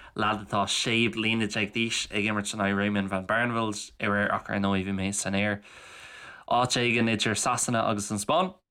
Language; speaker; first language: Irish; native; Irish